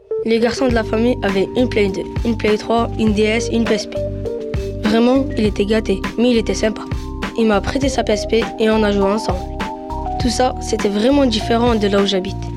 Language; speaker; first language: French; early bilingual, other home language; Arabic